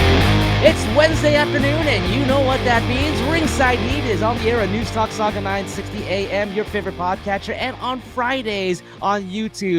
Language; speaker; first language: English; native; English